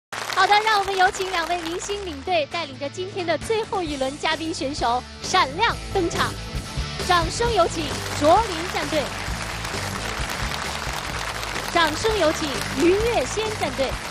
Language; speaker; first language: Chinese; native; Chinese